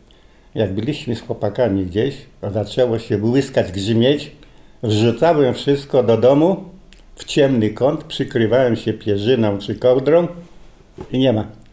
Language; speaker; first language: Polish; native; Polish